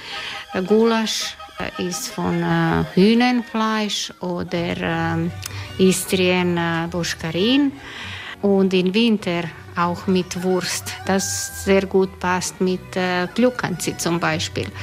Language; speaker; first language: German; non-native, learner; Croatian